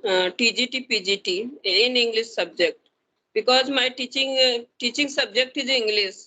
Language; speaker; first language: English; non-native, learner; Hindi